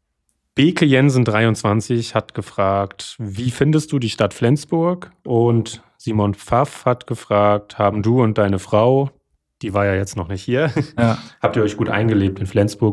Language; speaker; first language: German; native; German